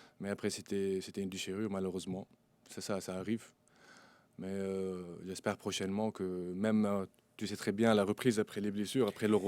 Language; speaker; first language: French; non-native, local second language; Arabic